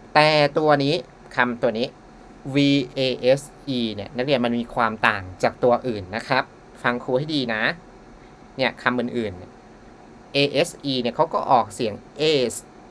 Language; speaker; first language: Thai; native; Thai